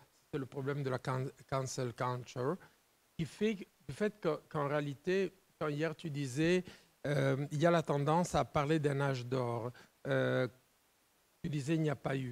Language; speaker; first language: French; non-native, fluent; Italian